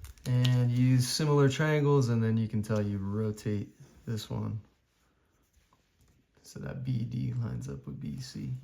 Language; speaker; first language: English; native; English